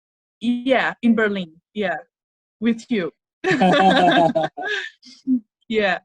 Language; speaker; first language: English; non-native, fluent; Portuguese